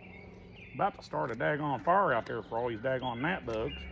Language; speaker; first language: English; native; English